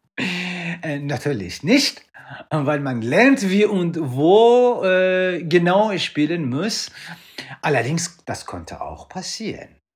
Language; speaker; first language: German; non-native, learner; Persian